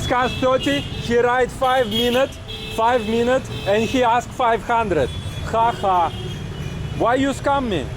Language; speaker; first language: English; non-native, learner; Russian